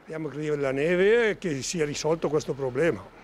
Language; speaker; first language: Italian; native; Italian